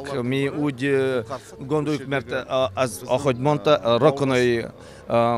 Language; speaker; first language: Hungarian; non-native, learner; Kazakh